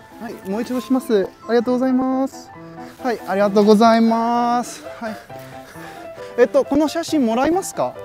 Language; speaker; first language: Japanese; non-native, learner; Korean